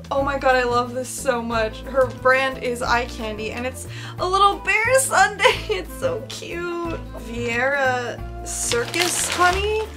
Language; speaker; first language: English; native; English